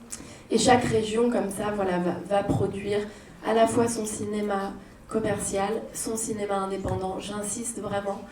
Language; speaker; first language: French; native; French